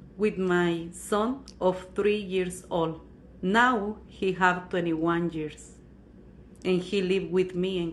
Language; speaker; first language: English; non-native, learner; Spanish